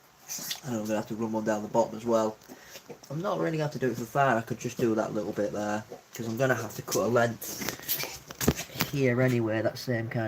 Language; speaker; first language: English; native; English